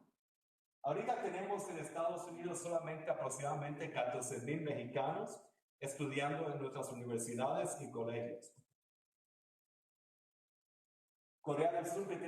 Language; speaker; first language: Spanish; early bilingual, heritage; Spanish